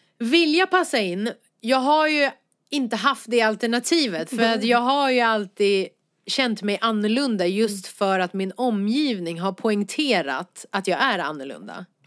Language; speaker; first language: Swedish; early bilingual, other home language; Persian